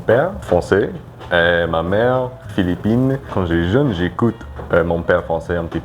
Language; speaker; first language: French; non-native, learner; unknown